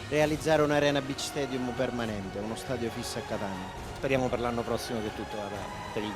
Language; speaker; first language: Italian; native; Italian